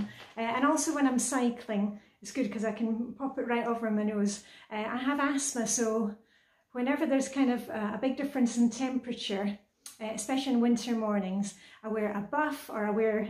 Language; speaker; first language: English; native; English